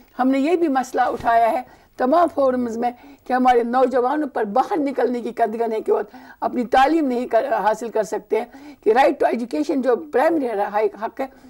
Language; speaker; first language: Urdu; non-native, local second language; Kashmiri